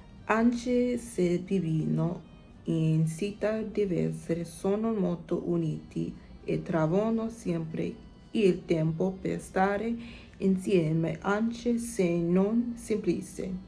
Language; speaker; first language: Italian; non-native, learner; English